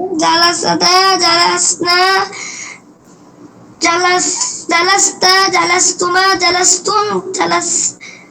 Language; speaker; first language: Arabic; non-native, learner; Bangla